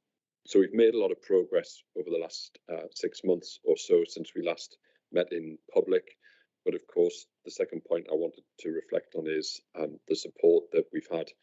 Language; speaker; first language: English; native; English